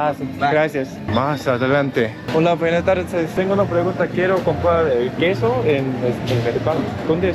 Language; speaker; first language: Spanish; non-native, learner; Korean